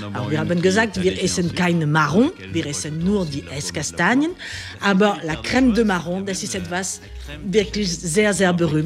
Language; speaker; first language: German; non-native, learner; French